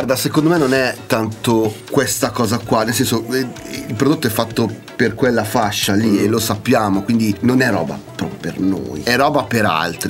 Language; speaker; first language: Italian; native; Italian